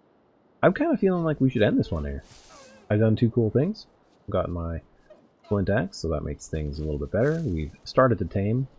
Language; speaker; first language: English; native; English